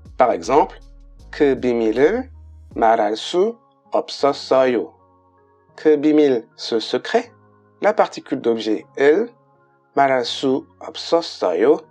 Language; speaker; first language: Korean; non-native, fluent; French